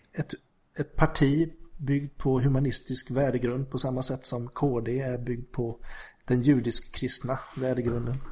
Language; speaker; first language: Swedish; native; Swedish